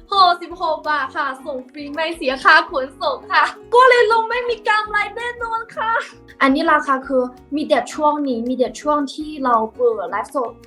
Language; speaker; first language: Thai; non-native, fluent; Chinese